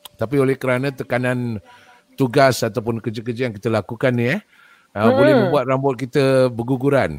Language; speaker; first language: Malay; native; Malay